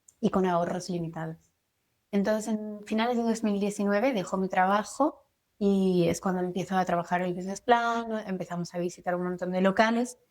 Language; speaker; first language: Spanish; non-native, fluent; French